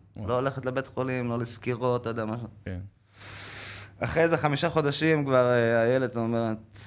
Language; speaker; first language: Hebrew; native; Hebrew